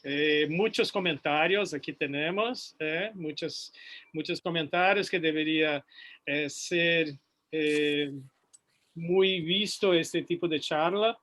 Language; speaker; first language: Spanish; non-native, fluent; Portuguese